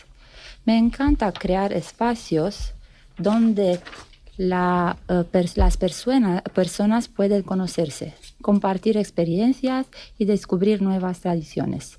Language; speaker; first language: Spanish; non-native, fluent; Romanian